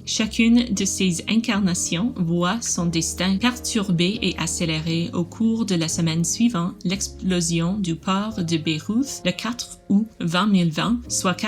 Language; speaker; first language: French; non-native, learner; English